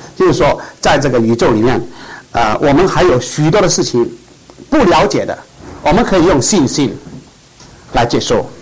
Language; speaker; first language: Chinese; non-native, local second language; Cantonese